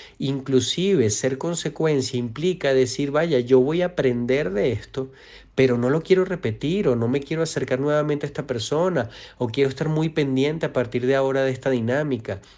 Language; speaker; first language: Spanish; native; Spanish